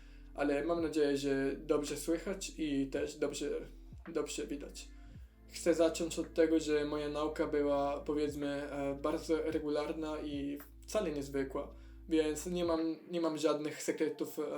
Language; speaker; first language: Polish; non-native, fluent; Italian